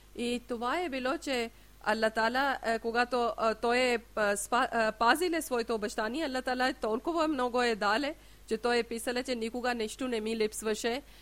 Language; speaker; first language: Bulgarian; non-native, learner; Urdu